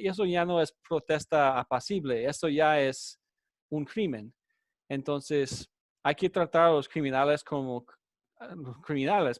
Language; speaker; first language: Spanish; non-native, fluent; English